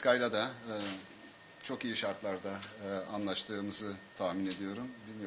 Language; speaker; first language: Turkish; native; Turkish